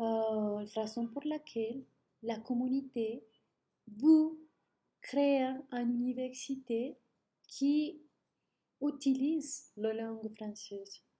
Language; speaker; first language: French; non-native, learner; Spanish